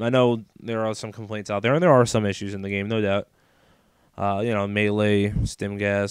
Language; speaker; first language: English; native; English